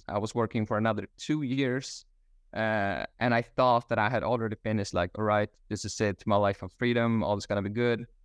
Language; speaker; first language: English; non-native, fluent; Swedish